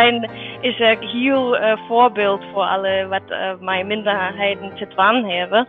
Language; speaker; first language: Dutch; non-native, learner; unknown